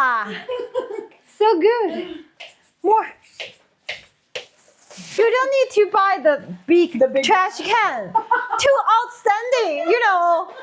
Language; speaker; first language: English; non-native, learner; Chinese